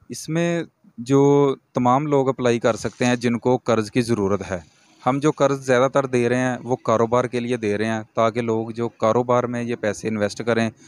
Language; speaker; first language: Urdu; non-native, local second language; Punjabi